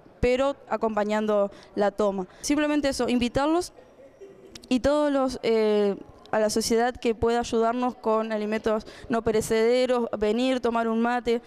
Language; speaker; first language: Spanish; native; Spanish